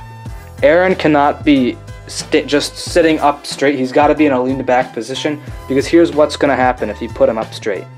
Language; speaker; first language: English; native; English